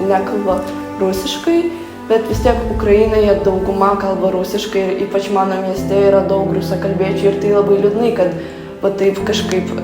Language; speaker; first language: Lithuanian; non-native, learner; Ukrainian